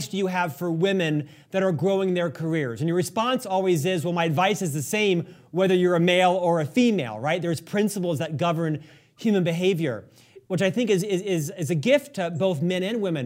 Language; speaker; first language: English; native; English